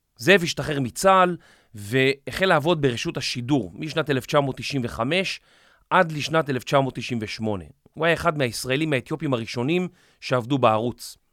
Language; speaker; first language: Hebrew; native; Hebrew